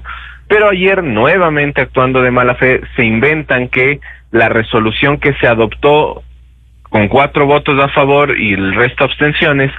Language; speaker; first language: Spanish; native; Spanish